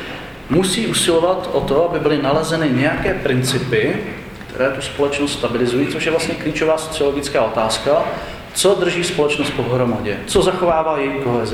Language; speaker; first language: Czech; native; Czech